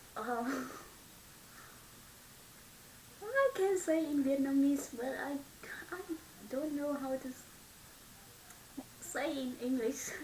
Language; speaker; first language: English; non-native, learner; Vietnamese